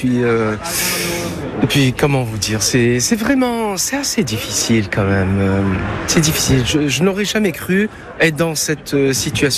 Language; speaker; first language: French; non-native, local second language; Arabic